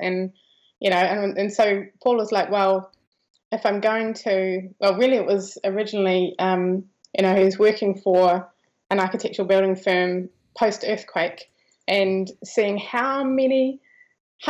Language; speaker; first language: English; native; English